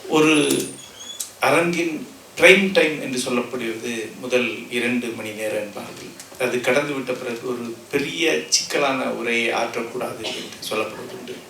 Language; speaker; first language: Tamil; non-native, local second language; Malayalam